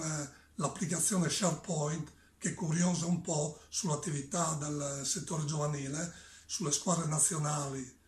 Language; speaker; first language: Italian; native; Italian